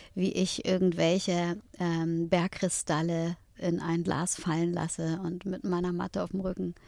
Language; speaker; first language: German; native; German